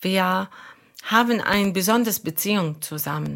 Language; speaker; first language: German; non-native, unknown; Arabic